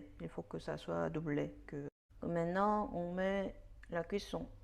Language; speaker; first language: French; non-native, fluent; Korean